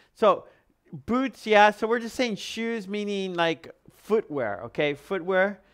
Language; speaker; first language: English; native; English